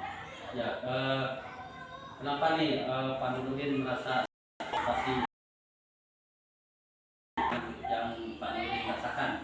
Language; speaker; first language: Indonesian; native; Indonesian